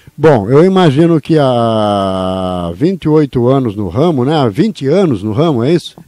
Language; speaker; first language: Portuguese; native; Portuguese